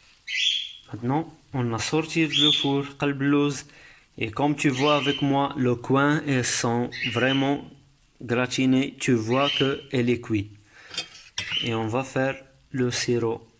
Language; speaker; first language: French; non-native, learner; Arabic